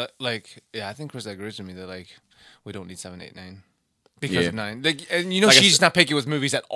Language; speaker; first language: English; native; English